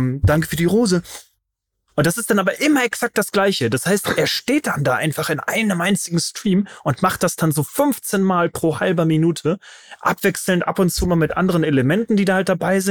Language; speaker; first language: German; native; German